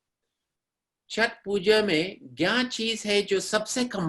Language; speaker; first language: Hindi; non-native, fluent; English